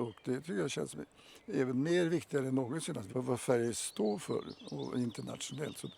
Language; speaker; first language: Swedish; native; Swedish